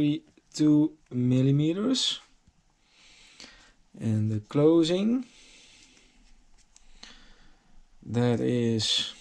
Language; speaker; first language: English; non-native, fluent; Dutch